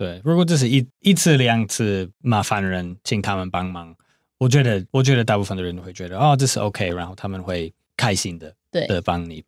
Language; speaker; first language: Chinese; non-native, fluent; English